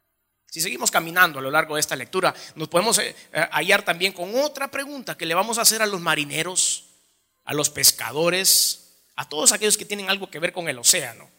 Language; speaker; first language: Spanish; native; Spanish